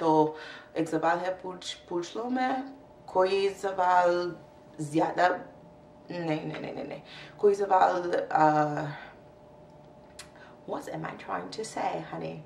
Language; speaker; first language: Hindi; non-native, learner; English